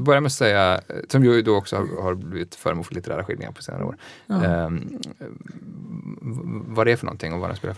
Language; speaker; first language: Swedish; native; Swedish